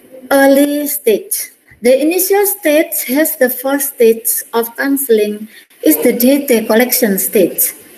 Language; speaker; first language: English; non-native, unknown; Indonesian